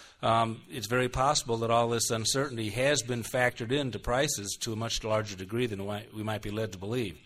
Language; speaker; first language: English; native; English